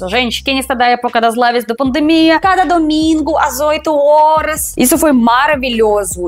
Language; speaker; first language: Portuguese; non-native, fluent; Russian